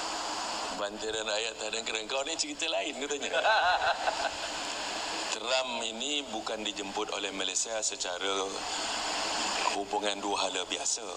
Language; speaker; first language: Malay; native; Malay